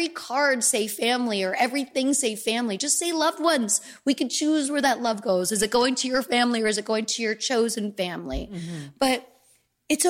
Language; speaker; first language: English; native; English